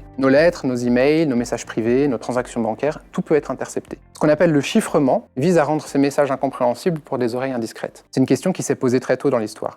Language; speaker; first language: French; native; French